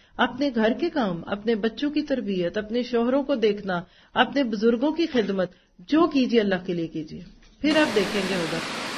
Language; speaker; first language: Urdu; native; Urdu